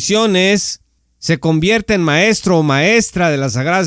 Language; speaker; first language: Spanish; native; Spanish